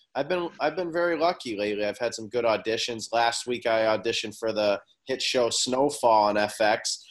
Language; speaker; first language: English; native; English